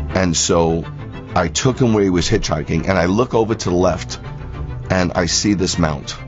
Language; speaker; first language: English; native; English